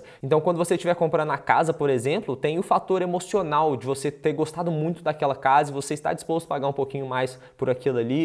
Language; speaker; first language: Portuguese; native; Portuguese